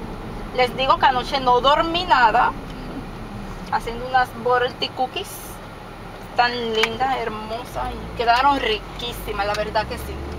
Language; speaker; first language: Spanish; native; Spanish